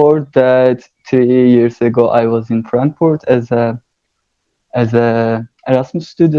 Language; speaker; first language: English; non-native, learner; Turkish